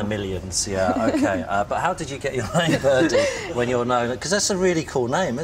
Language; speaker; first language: English; native; English